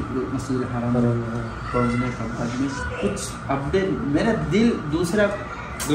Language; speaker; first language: Hindi; non-native, local second language; Malayalam